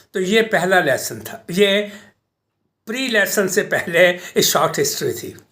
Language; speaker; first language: Urdu; native; Urdu